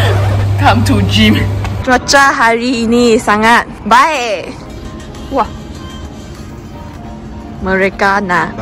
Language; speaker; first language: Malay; non-native, local second language; Chinese